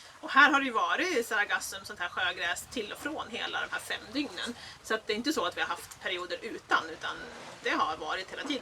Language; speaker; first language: Swedish; native; Swedish